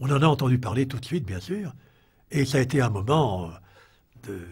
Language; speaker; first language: French; native; French